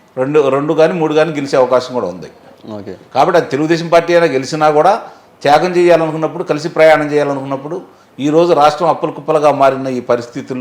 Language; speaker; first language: Telugu; native; Telugu